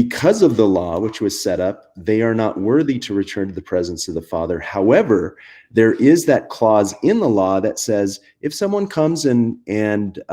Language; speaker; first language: English; native; English